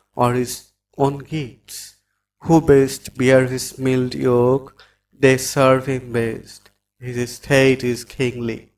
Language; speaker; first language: English; non-native, local second language; Bangla